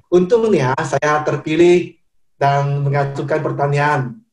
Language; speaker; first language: Indonesian; non-native, fluent; Chinese